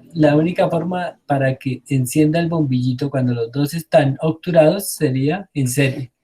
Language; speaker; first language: Spanish; native; Spanish